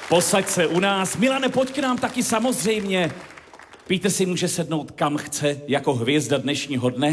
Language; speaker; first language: Czech; native; Czech